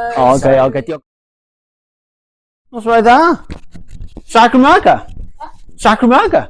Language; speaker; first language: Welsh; non-native, learner; Cantonese